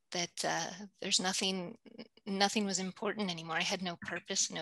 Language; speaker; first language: English; native; English